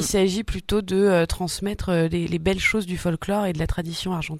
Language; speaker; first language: French; native; French